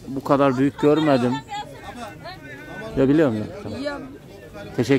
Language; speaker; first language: Turkish; non-native, learner; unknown